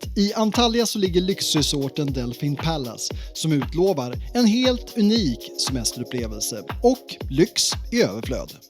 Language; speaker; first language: Swedish; native; Swedish